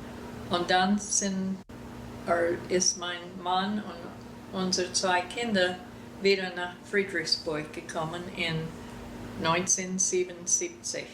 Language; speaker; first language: German; early bilingual, heritage; German